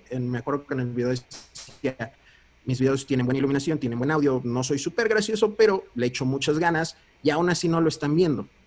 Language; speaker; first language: Spanish; early bilingual, heritage; Spanish